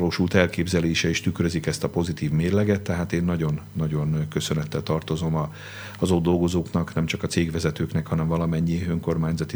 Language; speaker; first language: Hungarian; native; Hungarian